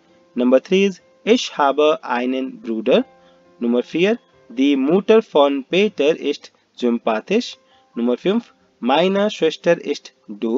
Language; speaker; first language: German; non-native, fluent; Hindi